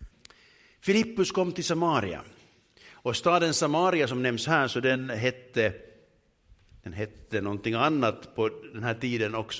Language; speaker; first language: Swedish; native; Swedish